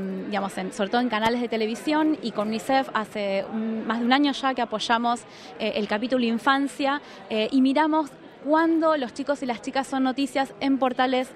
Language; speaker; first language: Spanish; native; Spanish